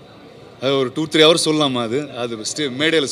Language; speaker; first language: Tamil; non-native, learner; Telugu